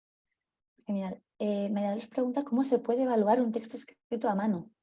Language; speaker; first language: Spanish; native; Spanish